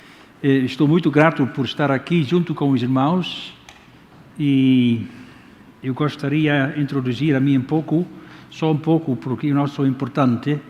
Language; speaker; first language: Portuguese; non-native, fluent; Dutch